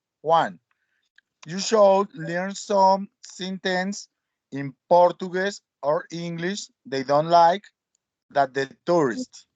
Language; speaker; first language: English; non-native, learner; Spanish